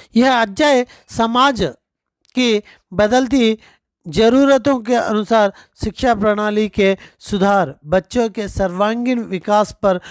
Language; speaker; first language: Hindi; non-native, local second language; Telugu